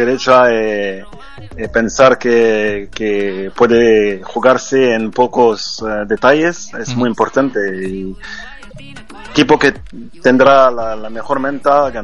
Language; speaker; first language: Spanish; non-native, fluent; French